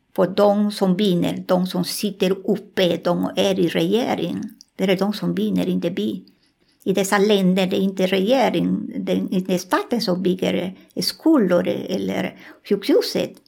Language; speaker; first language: Swedish; non-native, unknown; Spanish